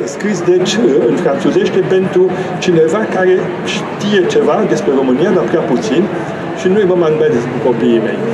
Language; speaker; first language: Romanian; native; Romanian